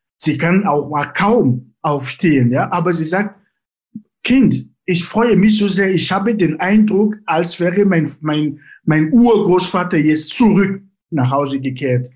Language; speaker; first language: German; non-native, fluent; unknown